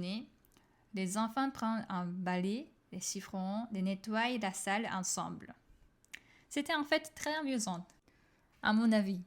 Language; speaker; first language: French; non-native, fluent; Japanese